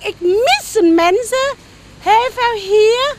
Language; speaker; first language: Dutch; non-native, learner; Vietnamese